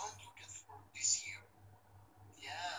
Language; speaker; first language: English; non-native, learner; Romany